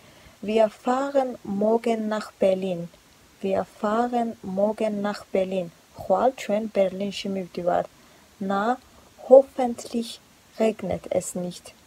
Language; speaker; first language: German; non-native, fluent; Georgian